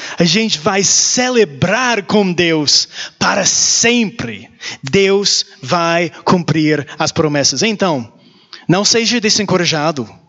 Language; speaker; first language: Portuguese; non-native, learner; English